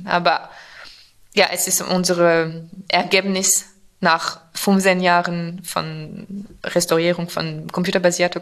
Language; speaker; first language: German; non-native, fluent; French